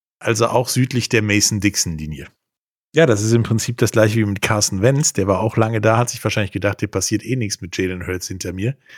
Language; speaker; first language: German; native; German